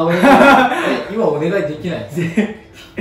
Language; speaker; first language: Japanese; native; Japanese